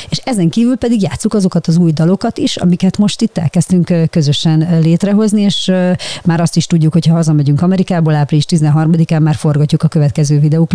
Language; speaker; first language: Hungarian; native; Hungarian